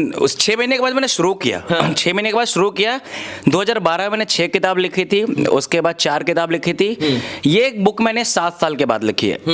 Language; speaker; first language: Hindi; native; Hindi